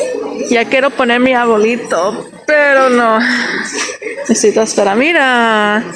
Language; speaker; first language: Spanish; early bilingual, heritage; English